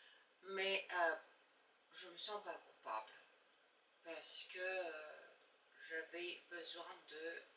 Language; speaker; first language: French; non-native, fluent; Bulgarian